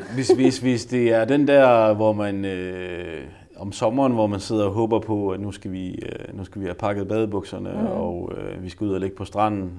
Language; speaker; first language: Danish; native; Danish